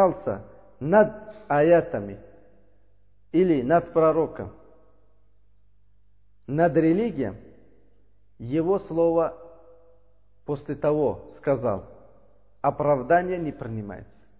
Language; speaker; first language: Russian; non-native, learner; Uzbek